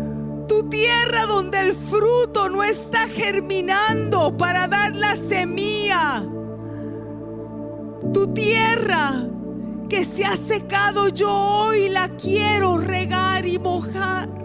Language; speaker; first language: Spanish; native; Spanish